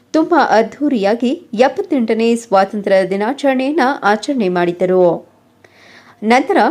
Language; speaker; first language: Kannada; native; Kannada